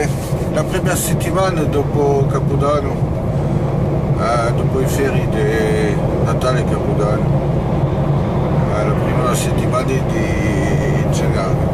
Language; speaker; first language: Italian; non-native, fluent; French